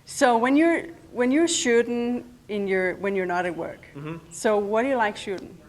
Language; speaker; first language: English; non-native, fluent; Danish